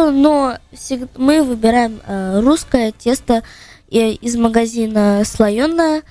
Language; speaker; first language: Russian; early bilingual, heritage; Russian